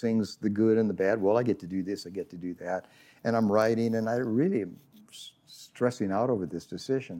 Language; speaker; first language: English; native; English